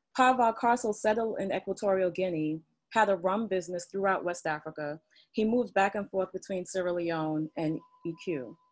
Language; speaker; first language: English; native; English